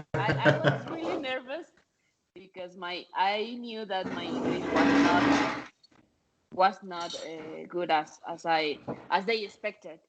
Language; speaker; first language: English; non-native, fluent; Spanish